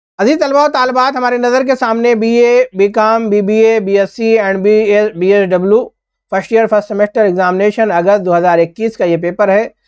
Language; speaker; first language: Urdu; native; Urdu